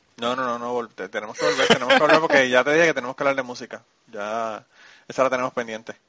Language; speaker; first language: Spanish; native; Spanish